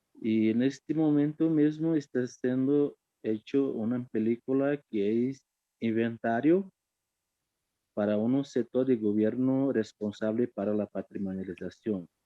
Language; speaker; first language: Spanish; non-native, fluent; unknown